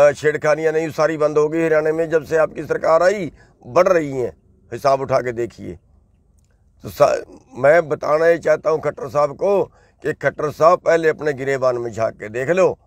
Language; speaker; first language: Hindi; non-native, local second language; Punjabi